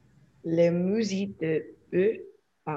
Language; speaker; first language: French; non-native, learner; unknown